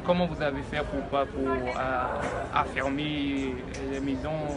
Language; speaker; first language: French; non-native, local second language; Haitian Creole